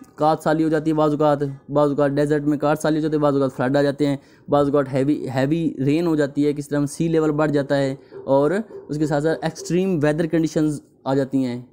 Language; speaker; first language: Urdu; native; Urdu